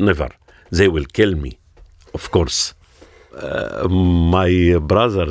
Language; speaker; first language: English; non-native, learner; Arabic